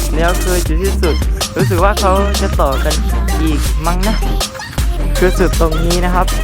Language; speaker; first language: Thai; non-native, local second language; Malay